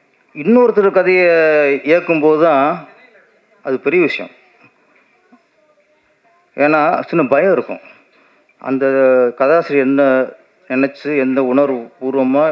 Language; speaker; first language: Tamil; native; Tamil